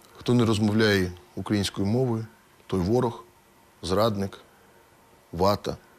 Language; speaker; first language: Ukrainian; non-native, local second language; Russian